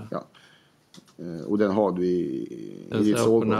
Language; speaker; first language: Swedish; native; Swedish